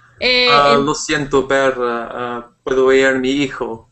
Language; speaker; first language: Spanish; non-native, learner; English